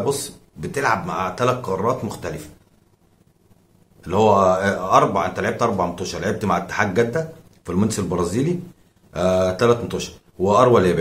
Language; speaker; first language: Arabic; native; Arabic